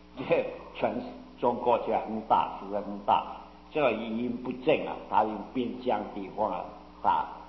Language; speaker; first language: Chinese; non-native, local second language; Min Nan Chinese